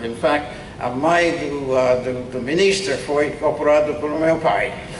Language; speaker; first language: Portuguese; non-native, local second language; English